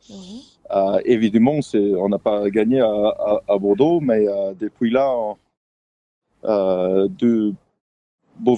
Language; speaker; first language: French; non-native, fluent; English